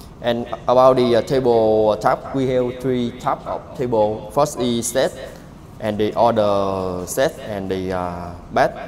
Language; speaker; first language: English; non-native, learner; Vietnamese